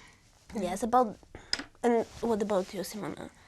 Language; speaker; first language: English; non-native, learner; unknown